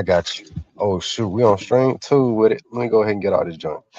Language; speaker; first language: English; native; English